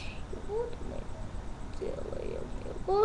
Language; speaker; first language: Russian; non-native, learner; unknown